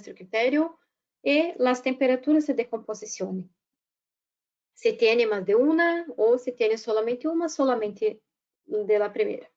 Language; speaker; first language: Spanish; non-native, fluent; Portuguese